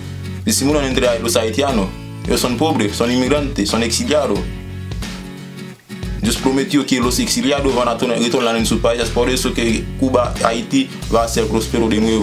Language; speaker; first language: Spanish; non-native, fluent; Haitian Creole